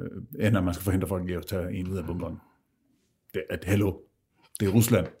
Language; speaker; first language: Danish; native; Danish